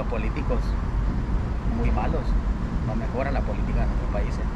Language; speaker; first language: Spanish; native; Spanish